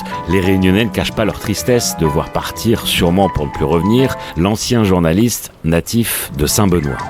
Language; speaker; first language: French; native; French